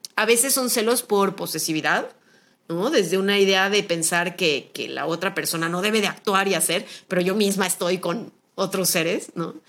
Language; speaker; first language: Spanish; native; Spanish